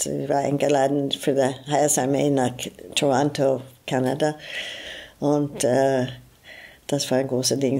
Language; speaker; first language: German; non-native, fluent; English